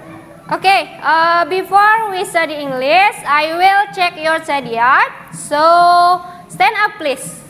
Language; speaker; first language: English; non-native, learner; Indonesian